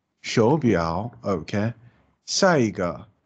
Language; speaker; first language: Chinese; non-native, learner; English